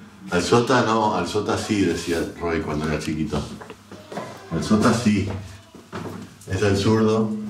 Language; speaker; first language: Spanish; early bilingual, heritage; Spanish